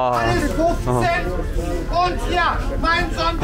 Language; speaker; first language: German; native; German